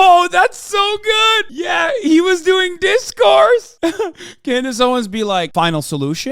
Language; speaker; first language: English; native; English